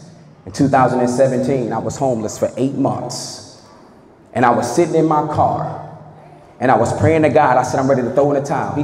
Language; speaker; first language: English; native; English